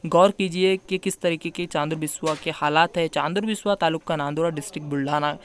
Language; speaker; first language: Hindi; non-native, local second language; Urdu